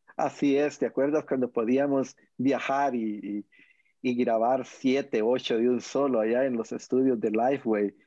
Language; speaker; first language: Spanish; native; Spanish